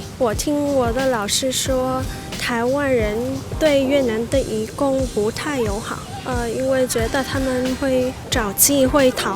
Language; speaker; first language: Chinese; non-native, fluent; Vietnamese